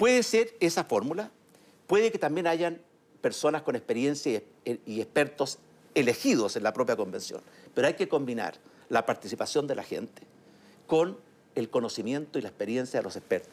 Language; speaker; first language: Spanish; native; Spanish